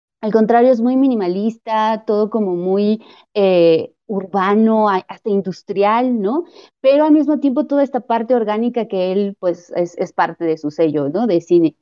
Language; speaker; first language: Spanish; native; Spanish